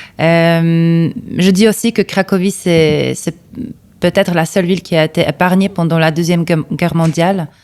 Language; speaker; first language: French; non-native, fluent; Polish